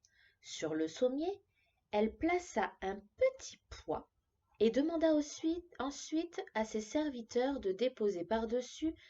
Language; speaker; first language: French; native; French